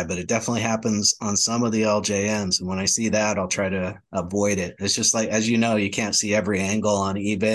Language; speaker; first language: English; native; English